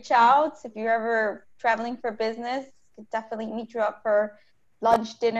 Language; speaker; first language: English; native; English